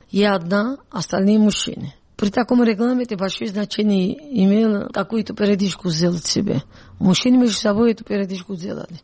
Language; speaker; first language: Russian; non-native, local second language; Georgian